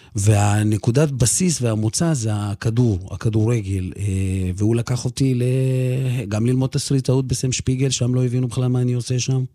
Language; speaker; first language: Hebrew; early bilingual, other home language; Russian